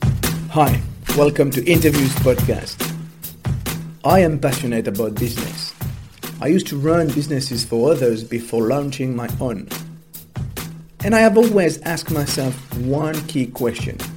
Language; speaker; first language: English; non-native, fluent; French